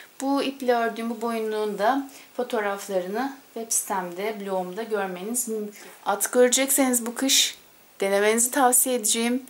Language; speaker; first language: Turkish; native; Turkish